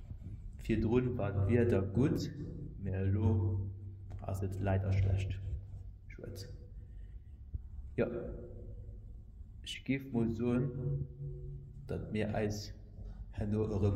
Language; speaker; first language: German; non-native, local second language; Luxembourgish